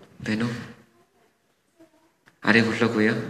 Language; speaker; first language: Mongolian; non-native, fluent; Korean